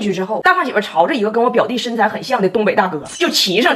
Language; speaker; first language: Chinese; native; Chinese